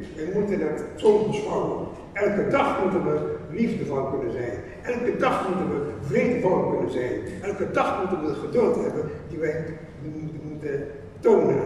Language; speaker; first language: Dutch; non-native, fluent; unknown